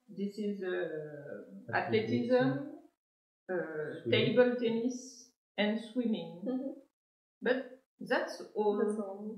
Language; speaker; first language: English; non-native, learner; French